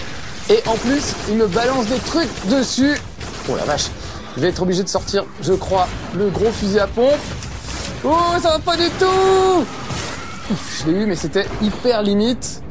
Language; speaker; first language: French; native; French